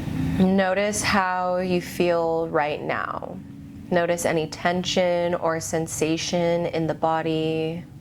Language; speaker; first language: English; native; English